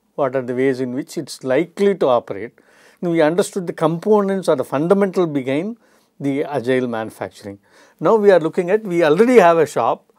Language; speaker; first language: English; non-native, local second language; Tamil